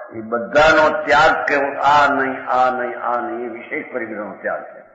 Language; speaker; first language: Hindi; non-native, local second language; Gujarati